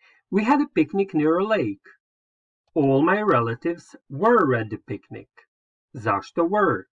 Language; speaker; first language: English; non-native, fluent; Croatian